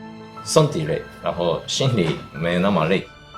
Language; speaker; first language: Chinese; non-native, learner; Japanese